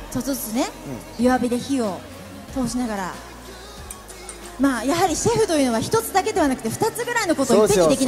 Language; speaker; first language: Japanese; native; Japanese